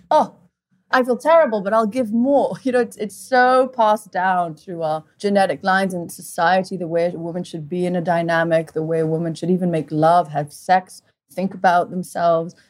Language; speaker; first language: English; early bilingual, other home language; Portuguese